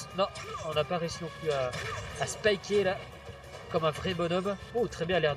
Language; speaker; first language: French; native; French